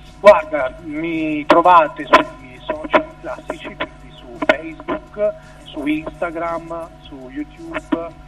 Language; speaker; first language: Italian; native; Italian